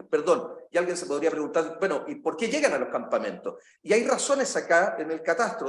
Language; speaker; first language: Spanish; native; Spanish